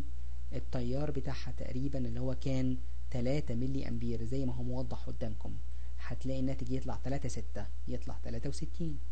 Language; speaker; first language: Arabic; native; Arabic